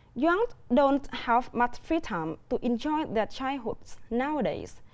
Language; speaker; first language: English; non-native, fluent; Vietnamese